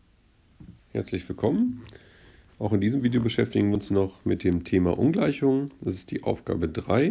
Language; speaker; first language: German; native; German